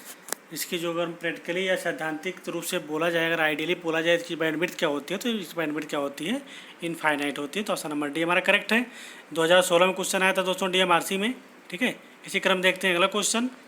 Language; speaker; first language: Hindi; native; Hindi